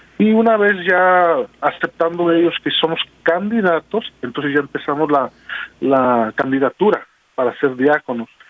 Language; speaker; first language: Spanish; native; Spanish